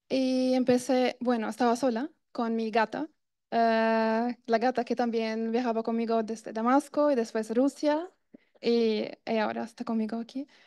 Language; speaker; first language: Spanish; non-native, fluent; Arabic